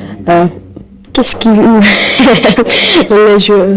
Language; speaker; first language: French; non-native, learner; English